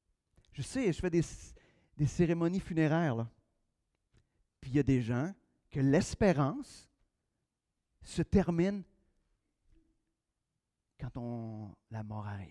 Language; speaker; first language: French; native; French